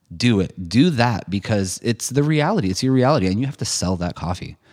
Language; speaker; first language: English; native; English